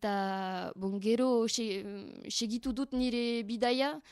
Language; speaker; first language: Basque; non-native, learner; French